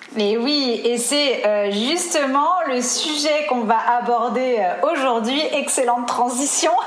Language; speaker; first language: French; native; French